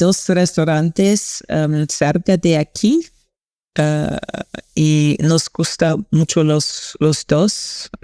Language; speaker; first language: Spanish; non-native, learner; English